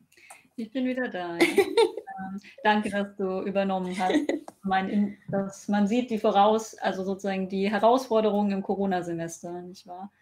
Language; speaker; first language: German; native; German